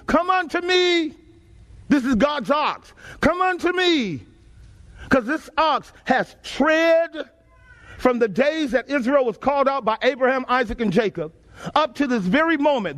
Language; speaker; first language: English; native; English